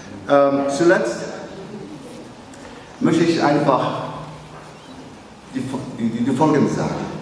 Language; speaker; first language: German; non-native, learner; Somali